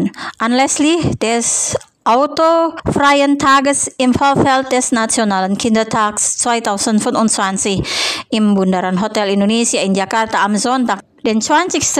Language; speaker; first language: German; non-native, fluent; Indonesian